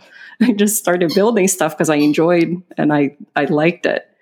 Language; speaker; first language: English; non-native, fluent; Portuguese